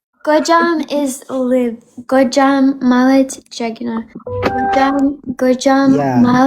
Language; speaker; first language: Amharic; non-native, learner; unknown